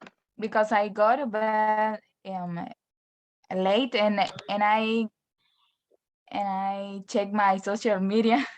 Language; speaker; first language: English; non-native, learner; Spanish